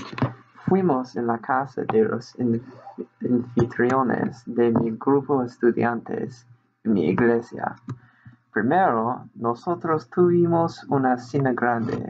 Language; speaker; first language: Spanish; non-native, learner; English